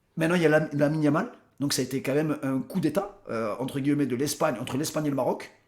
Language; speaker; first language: French; native; French